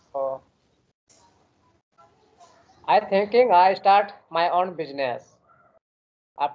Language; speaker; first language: English; non-native, learner; Hindi